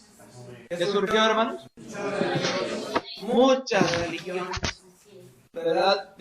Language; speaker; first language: Spanish; native; Spanish